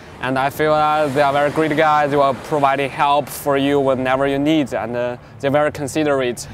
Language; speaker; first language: English; non-native, learner; Chinese